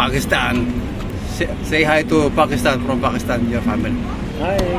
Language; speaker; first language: English; non-native, local second language; Filipino